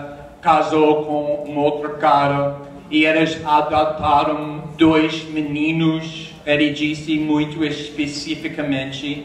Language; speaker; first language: Portuguese; non-native, fluent; English